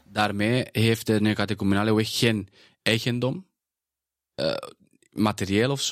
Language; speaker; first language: Dutch; non-native, fluent; Spanish